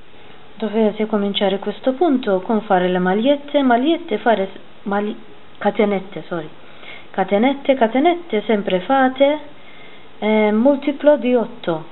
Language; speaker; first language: Italian; non-native, fluent; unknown